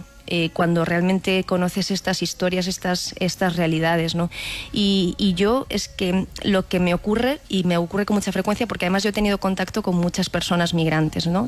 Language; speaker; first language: Spanish; native; Spanish